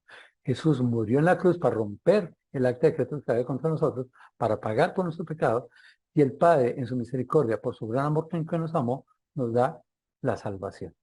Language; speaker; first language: Spanish; native; Spanish